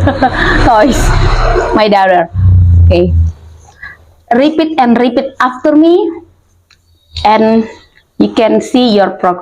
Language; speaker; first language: English; non-native, learner; Indonesian